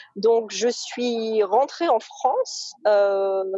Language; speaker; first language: French; native; French